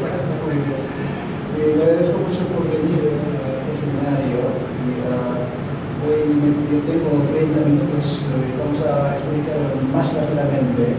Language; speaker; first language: Spanish; non-native, learner; Korean